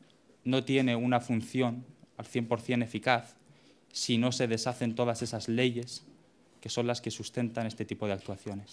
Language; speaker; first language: Spanish; native; Spanish